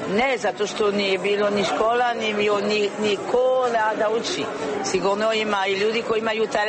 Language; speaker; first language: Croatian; non-native, learner; French